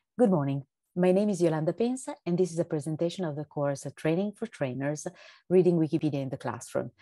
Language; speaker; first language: English; non-native, fluent; Italian